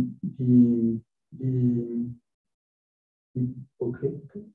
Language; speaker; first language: Italian; non-native, learner; French